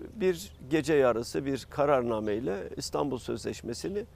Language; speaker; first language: Turkish; native; Turkish